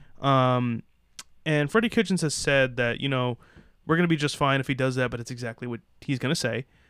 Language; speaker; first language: English; native; English